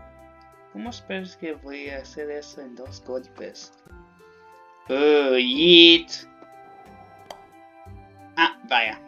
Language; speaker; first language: Spanish; non-native, learner; English